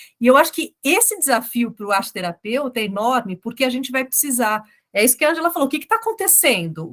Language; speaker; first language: Portuguese; native; Portuguese